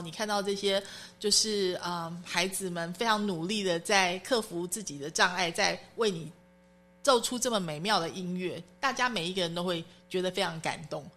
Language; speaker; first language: Chinese; native; Chinese